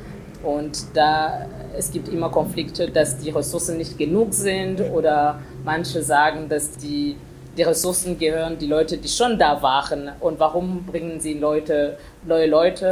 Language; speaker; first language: German; non-native, fluent; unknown